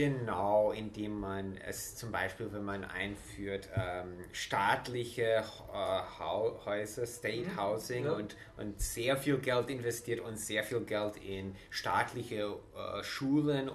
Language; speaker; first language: German; non-native, fluent; English